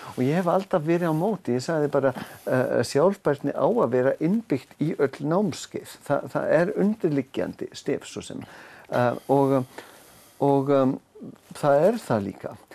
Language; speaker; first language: Icelandic; non-native, fluent; German